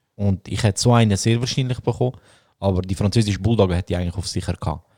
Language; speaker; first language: German; early bilingual, other home language; Bosnian